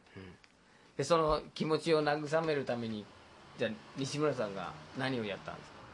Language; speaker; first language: Japanese; non-native, fluent; English